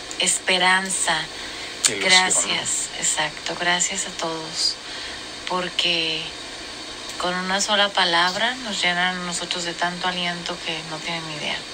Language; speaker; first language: Spanish; native; Spanish